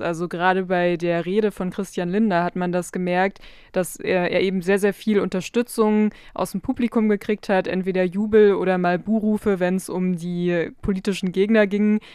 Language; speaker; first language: German; native; German